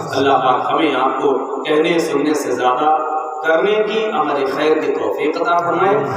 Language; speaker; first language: Urdu; native; Urdu